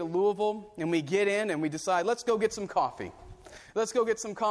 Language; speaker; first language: English; native; English